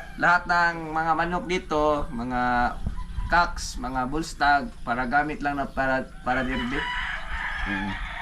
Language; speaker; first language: Filipino; non-native, local second language; Cebuano